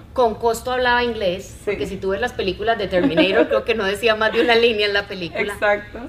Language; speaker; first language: Spanish; native; Spanish